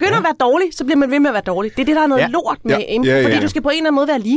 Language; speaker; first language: Danish; native; Danish